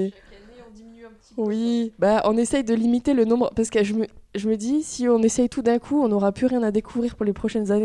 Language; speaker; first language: French; native; French